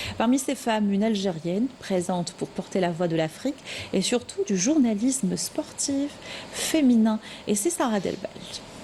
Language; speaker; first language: French; non-native, local second language; Arabic